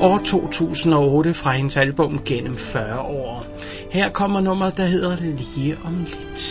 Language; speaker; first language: Danish; native; Danish